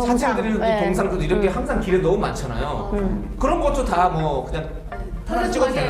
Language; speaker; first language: Korean; native; Korean